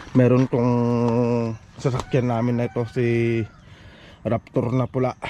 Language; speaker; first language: Filipino; non-native, local second language; Iloko